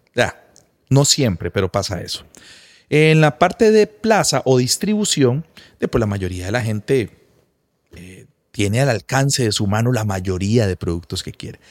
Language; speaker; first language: Spanish; native; Spanish